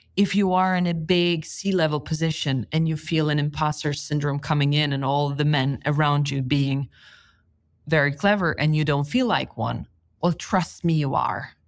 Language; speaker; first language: English; non-native, fluent; Lithuanian